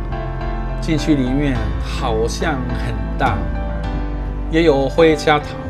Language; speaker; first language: Chinese; non-native, fluent; Japanese